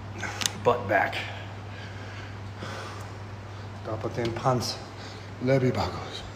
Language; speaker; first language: Indonesian; non-native, fluent; English